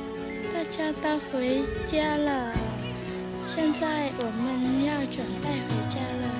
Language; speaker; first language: Chinese; non-native, learner; Vietnamese